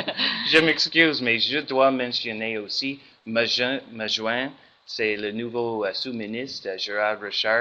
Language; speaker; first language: French; non-native, learner; English